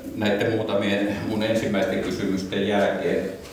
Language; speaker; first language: Finnish; native; Finnish